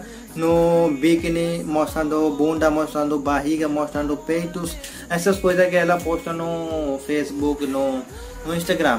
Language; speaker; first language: Portuguese; non-native, learner; Hindi